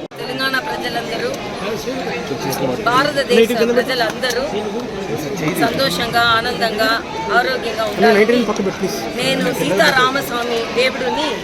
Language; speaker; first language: Telugu; non-native, learner; Tamil